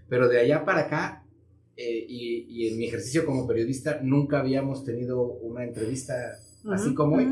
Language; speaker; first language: Spanish; native; Spanish